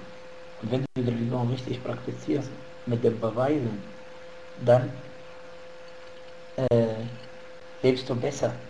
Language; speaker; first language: German; non-native, fluent; Arabic